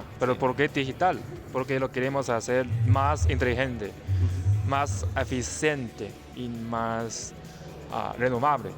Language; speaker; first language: Spanish; non-native, fluent; Chinese